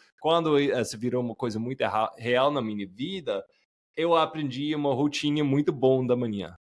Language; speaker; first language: Portuguese; non-native, fluent; English